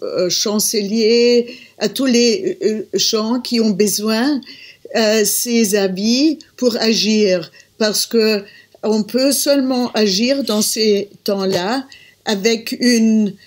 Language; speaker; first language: French; non-native, fluent; German